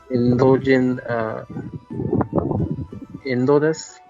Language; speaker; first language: Japanese; non-native, learner; Hindi